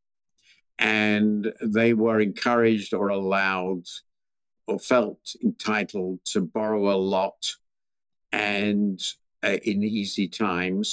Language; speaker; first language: English; native; English